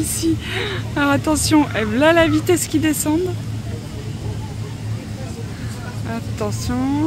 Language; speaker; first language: French; native; French